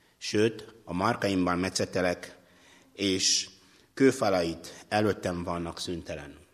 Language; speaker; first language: Hungarian; non-native, fluent; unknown